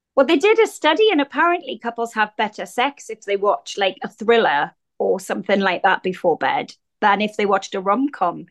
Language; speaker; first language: English; native; English